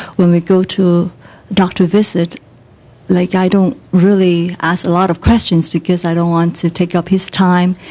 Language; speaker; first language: English; non-native, local second language; Cantonese